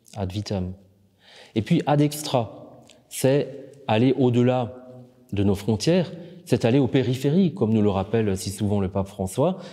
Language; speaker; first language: French; native; French